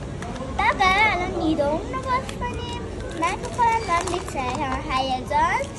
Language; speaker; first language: Persian; native; Persian